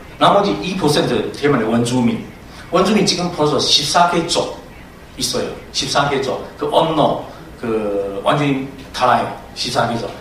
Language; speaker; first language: Korean; non-native, fluent; Chinese